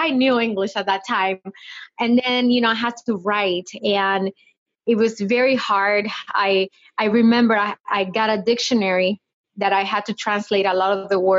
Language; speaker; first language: English; non-native, fluent; Spanish